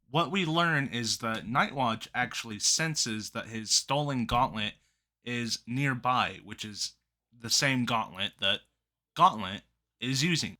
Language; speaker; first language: English; native; English